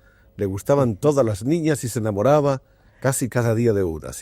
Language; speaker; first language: Spanish; native; Spanish